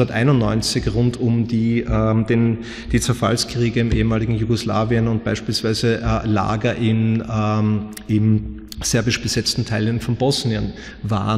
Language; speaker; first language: German; native; German